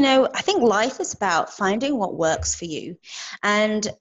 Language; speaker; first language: English; native; English